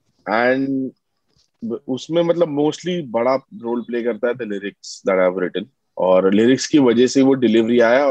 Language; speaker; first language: Hindi; non-native, local second language; Marathi